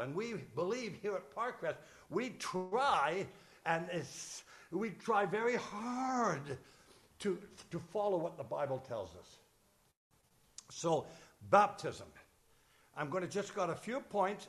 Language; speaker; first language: English; native; English